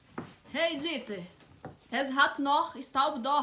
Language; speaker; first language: German; non-native, fluent; Portuguese